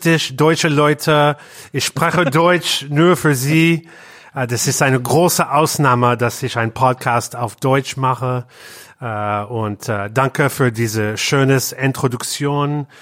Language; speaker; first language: German; non-native, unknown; English